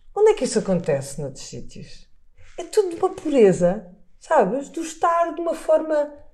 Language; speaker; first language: Portuguese; native; Portuguese